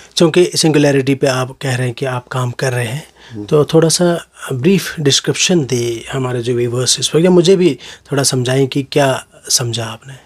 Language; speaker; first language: Hindi; non-native, local second language; Kashmiri